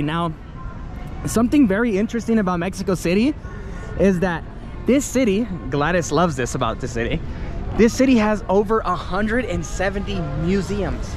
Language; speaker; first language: English; early bilingual, other home language; Spanish